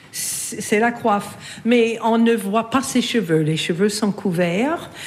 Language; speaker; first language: French; non-native, fluent; English